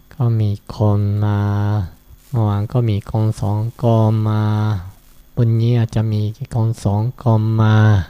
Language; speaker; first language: Thai; non-native, fluent; Japanese